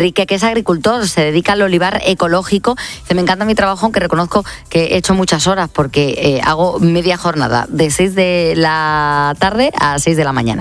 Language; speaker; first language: Spanish; native; Spanish